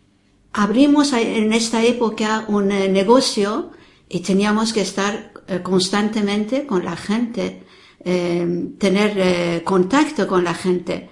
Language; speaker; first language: Spanish; non-native, fluent; Persian